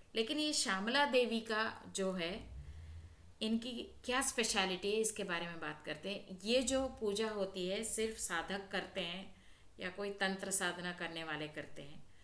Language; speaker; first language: Hindi; non-native, local second language; Telugu